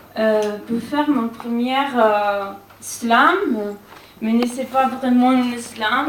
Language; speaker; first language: French; non-native, learner; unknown